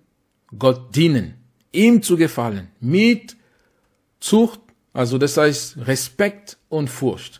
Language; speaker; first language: German; non-native, fluent; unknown